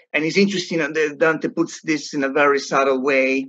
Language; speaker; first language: English; non-native, fluent; Italian